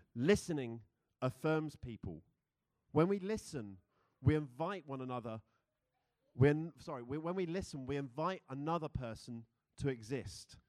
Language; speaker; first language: English; native; English